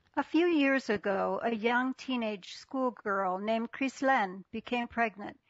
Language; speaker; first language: English; native; English